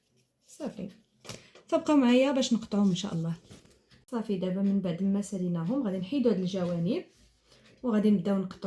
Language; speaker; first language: Arabic; native; Arabic